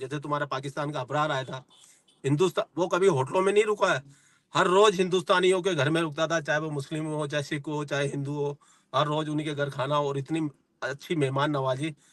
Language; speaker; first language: Hindi; native; Hindi